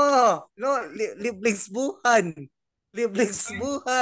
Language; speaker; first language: German; non-native, learner; Indonesian